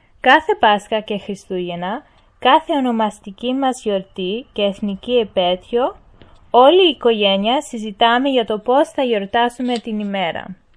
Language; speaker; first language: Greek; early bilingual, heritage; Greek